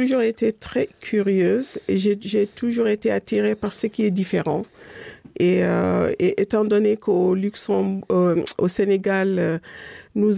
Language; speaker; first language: French; non-native, local second language; Wolof